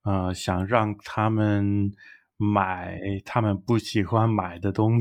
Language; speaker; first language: Chinese; non-native, learner; English